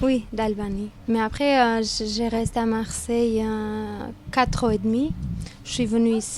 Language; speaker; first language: French; non-native, learner; Albanian